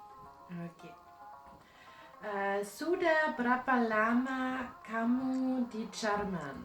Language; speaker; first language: Indonesian; non-native, learner; German